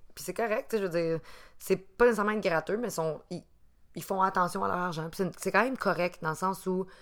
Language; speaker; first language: French; native; French